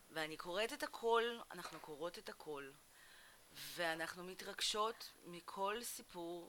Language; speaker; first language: Hebrew; early bilingual, other home language; Russian